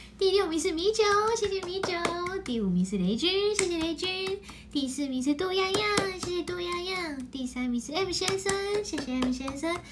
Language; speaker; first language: Chinese; non-native, fluent; Japanese